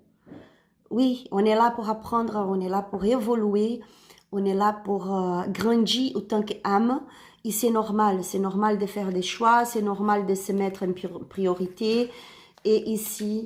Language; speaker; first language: French; non-native, learner; Spanish